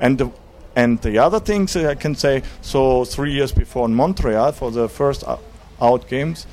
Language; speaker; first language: English; non-native, learner; German